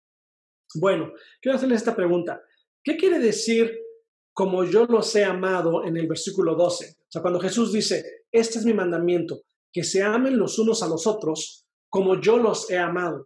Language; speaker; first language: Spanish; native; Spanish